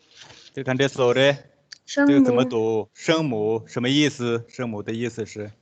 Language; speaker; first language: Chinese; non-native, local second language; Tibetan